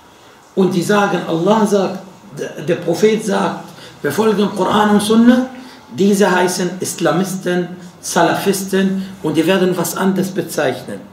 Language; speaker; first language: German; non-native, fluent; Arabic